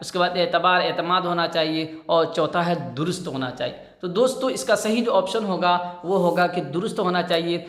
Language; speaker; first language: Urdu; native; Urdu